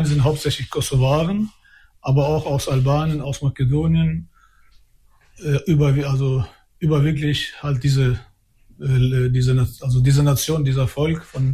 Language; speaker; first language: German; early bilingual, other home language; Albanian